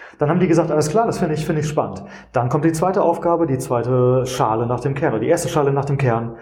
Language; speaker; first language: German; native; German